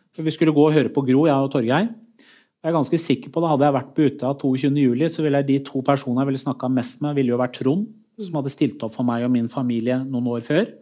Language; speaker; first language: Norwegian; early bilingual, other home language; Persian